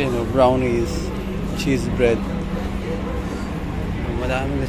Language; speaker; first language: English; non-native, local second language; Filipino